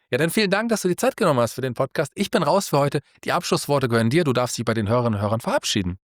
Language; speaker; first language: German; native; German